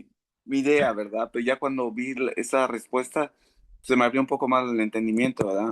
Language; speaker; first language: Spanish; native; Spanish